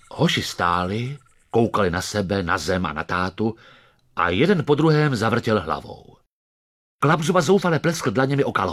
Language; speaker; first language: Czech; native; Czech